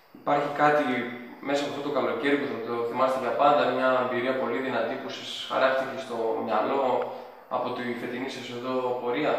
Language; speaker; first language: Greek; native; Greek